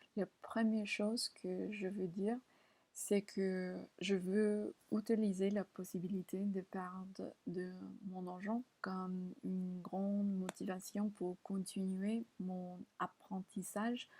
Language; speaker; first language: French; non-native, learner; English